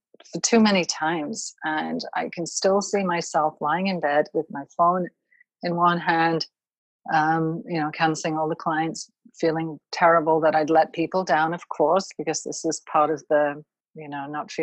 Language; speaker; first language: English; native; English